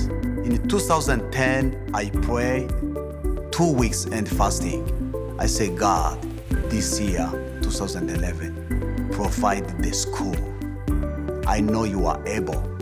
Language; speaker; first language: English; non-native, local second language; Kinyarwanda